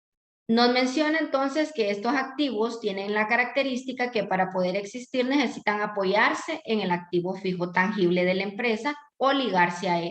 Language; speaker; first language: Spanish; native; Spanish